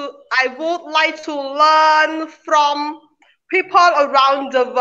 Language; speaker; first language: English; non-native, learner; Khmer